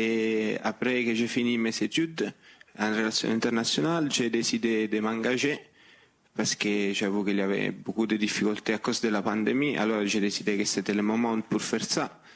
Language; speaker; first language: French; non-native, fluent; Italian